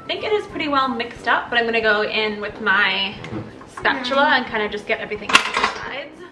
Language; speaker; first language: English; native; English